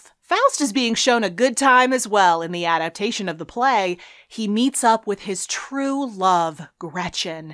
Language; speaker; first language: English; native; English